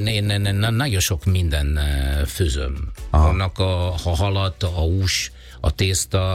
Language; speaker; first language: Hungarian; non-native, fluent; Italian